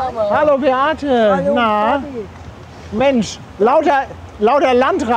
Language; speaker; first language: German; native; German